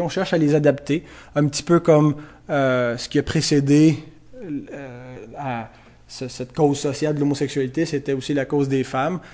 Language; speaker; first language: French; native; French